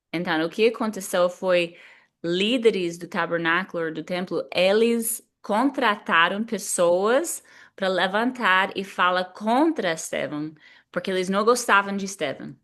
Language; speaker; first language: Portuguese; non-native, fluent; English